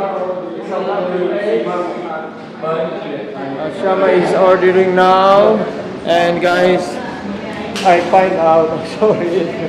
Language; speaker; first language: English; non-native, local second language; Filipino